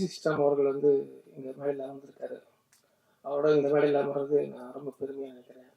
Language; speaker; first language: Tamil; native; Tamil